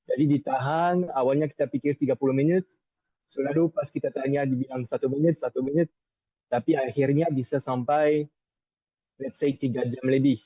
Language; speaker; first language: Indonesian; non-native, fluent; French